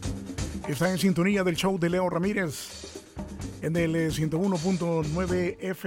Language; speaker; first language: Spanish; native; Spanish